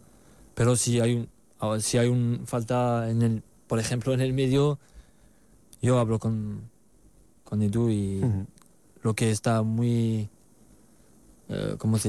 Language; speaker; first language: Spanish; non-native, learner; French